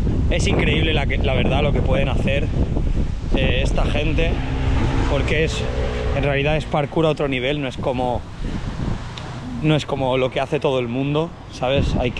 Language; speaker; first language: Spanish; native; Spanish